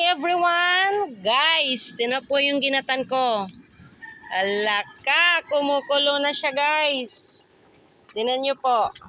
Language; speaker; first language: Filipino; non-native, local second language; Waray